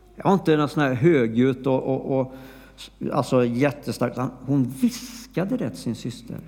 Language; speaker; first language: Swedish; native; Swedish